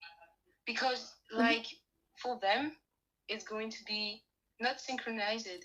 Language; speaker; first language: English; non-native, learner; French